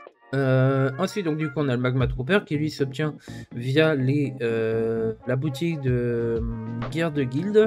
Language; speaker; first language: French; native; French